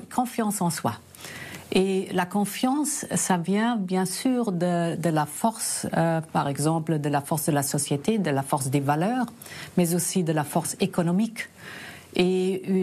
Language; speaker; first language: French; early bilingual, other home language; German